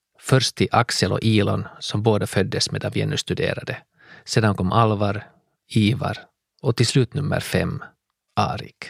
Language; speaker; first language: Swedish; native; Swedish